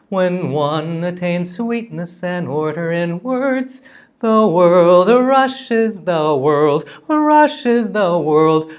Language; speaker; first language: English; native; English